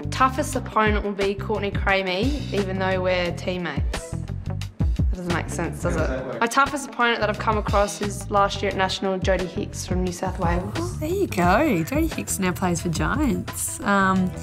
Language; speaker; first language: English; native; English